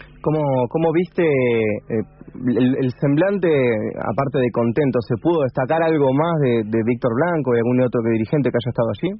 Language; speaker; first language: Spanish; native; Spanish